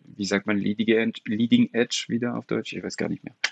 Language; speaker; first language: German; non-native, fluent; French